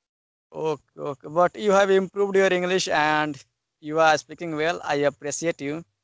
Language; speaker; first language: English; non-native, learner; Hindi